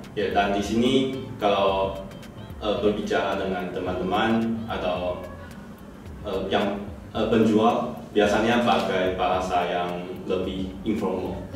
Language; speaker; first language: Indonesian; non-native, learner; Chinese